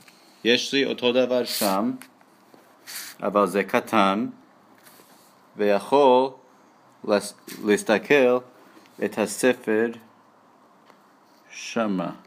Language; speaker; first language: Hebrew; non-native, learner; English